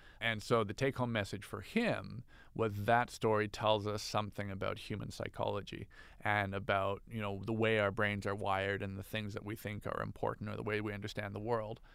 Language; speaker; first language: English; native; English